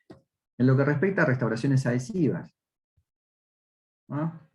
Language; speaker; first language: Spanish; native; Spanish